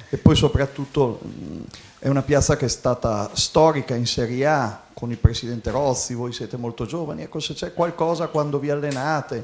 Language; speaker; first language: Italian; native; Italian